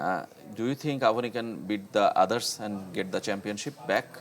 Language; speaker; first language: English; non-native, learner; Bangla